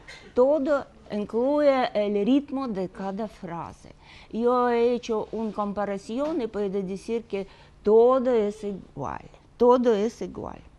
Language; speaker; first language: Spanish; non-native, fluent; Russian